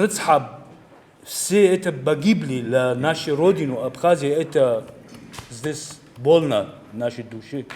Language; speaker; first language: Russian; non-native, learner; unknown